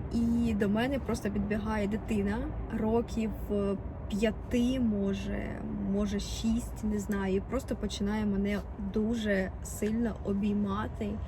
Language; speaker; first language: Ukrainian; native; Ukrainian